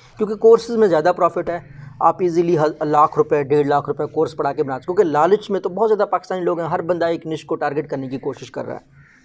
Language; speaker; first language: Urdu; non-native, local second language; Baluchi